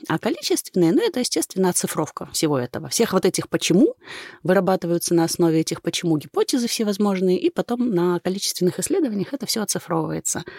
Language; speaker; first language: Russian; native; Russian